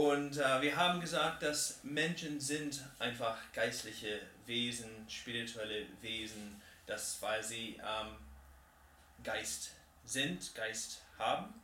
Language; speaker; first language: German; non-native, fluent; English